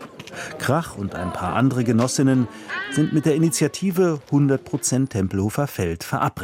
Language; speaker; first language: German; native; German